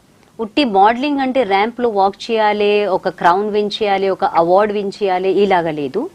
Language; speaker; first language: Telugu; non-native, local second language; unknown